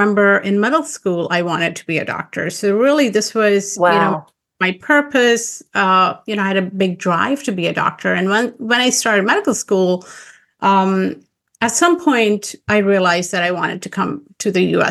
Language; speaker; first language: English; non-native, local second language; Urdu